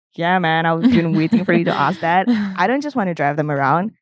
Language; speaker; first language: English; non-native, local second language; Malay